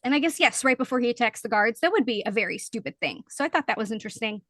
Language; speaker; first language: English; native; English